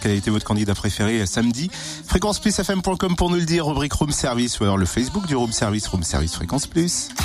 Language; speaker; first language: French; native; French